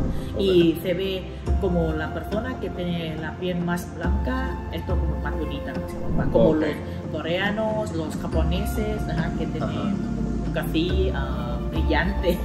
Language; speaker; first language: Spanish; non-native, learner; Thai